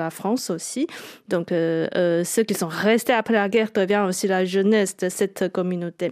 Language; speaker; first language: French; non-native, fluent; Chinese